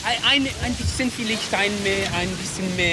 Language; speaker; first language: German; non-native, local second language; French